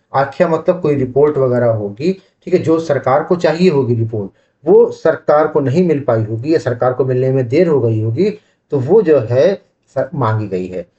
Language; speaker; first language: Hindi; native; Hindi